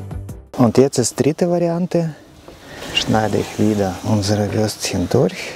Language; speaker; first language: German; non-native, learner; Russian